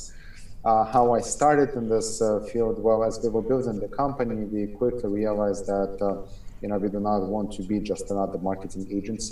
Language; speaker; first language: English; non-native, fluent; Ukrainian